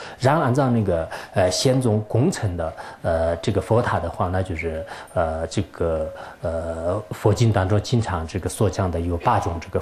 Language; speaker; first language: Chinese; non-native, local second language; Tibetan